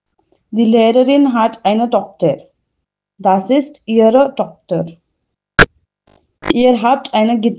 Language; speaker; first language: German; non-native, fluent; Hindi